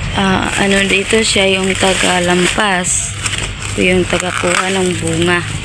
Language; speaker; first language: Filipino; non-native, local second language; Cebuano